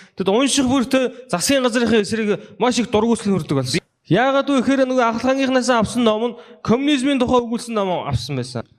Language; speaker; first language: Mongolian; non-native, fluent; Korean